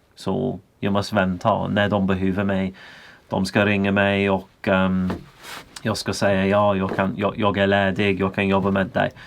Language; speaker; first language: Swedish; non-native, learner; English